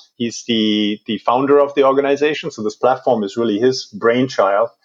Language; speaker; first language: English; non-native, fluent; German